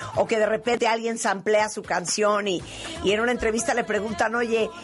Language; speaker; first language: Spanish; native; Spanish